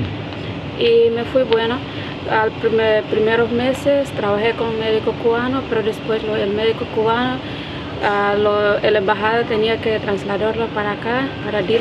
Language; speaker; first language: Spanish; non-native, learner; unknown